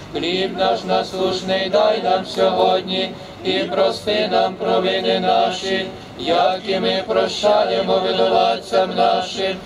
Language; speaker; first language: Ukrainian; native; Ukrainian